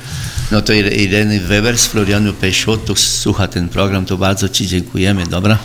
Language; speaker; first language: Polish; early bilingual, heritage; Polish